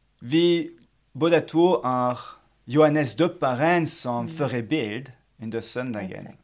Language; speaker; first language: Swedish; non-native, fluent; French